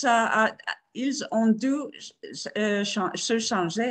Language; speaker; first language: French; non-native, fluent; Spanish